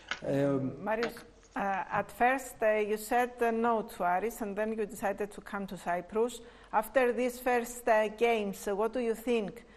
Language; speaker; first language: English; non-native, fluent; Greek